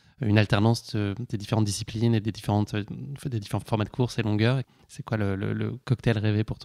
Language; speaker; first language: French; native; French